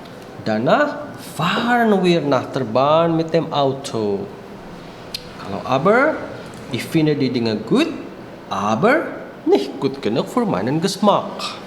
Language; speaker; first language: German; non-native, fluent; Indonesian